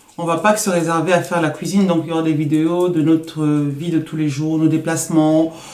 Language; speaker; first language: French; non-native, local second language; Lingala